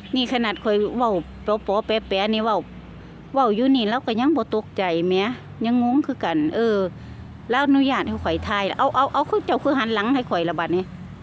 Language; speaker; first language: Thai; native; Thai